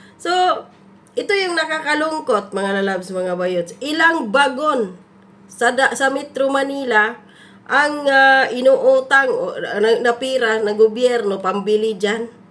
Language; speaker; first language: Filipino; non-native, local second language; Cebuano